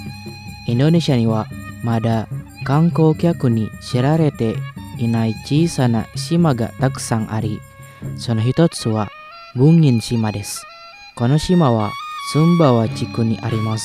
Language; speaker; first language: Japanese; non-native, fluent; Indonesian